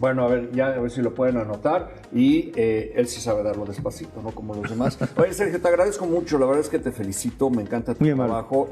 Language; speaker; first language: Spanish; native; Spanish